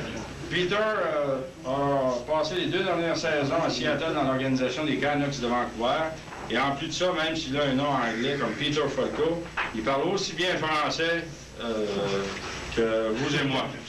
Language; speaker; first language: French; native; French